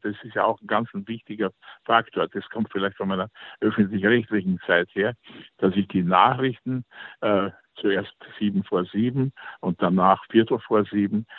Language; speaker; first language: German; native; German